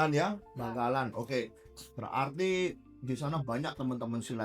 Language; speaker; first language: Indonesian; native; Indonesian